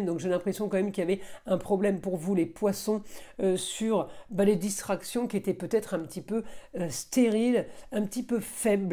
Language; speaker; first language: French; native; French